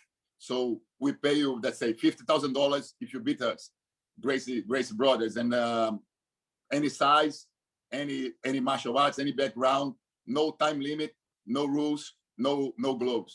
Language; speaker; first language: English; non-native, fluent; Portuguese